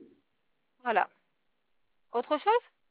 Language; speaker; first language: French; native; French